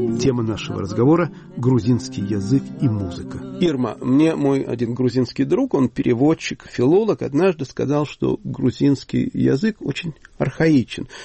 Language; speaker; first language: Russian; native; Russian